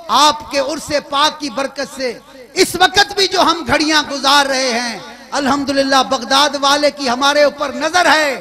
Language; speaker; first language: Urdu; non-native, local second language; Sindhi